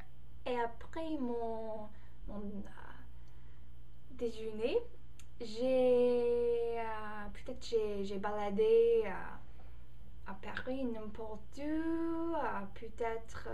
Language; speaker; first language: French; non-native, learner; English